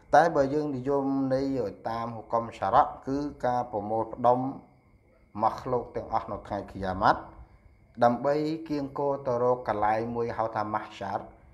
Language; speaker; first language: Khmer; non-native, local second language; Eastern Cham